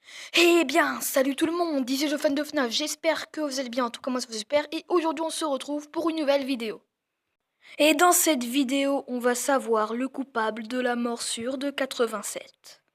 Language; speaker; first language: French; native; French